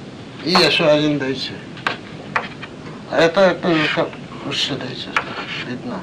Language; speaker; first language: Russian; non-native, learner; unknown